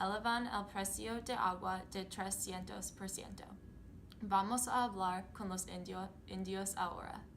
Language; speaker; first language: Spanish; non-native, learner; English